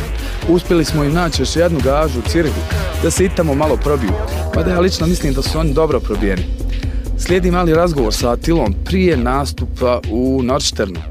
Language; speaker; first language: Croatian; native; Croatian